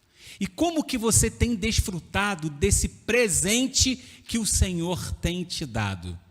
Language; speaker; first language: Portuguese; native; Portuguese